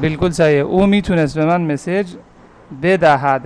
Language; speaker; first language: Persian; non-native, fluent; Urdu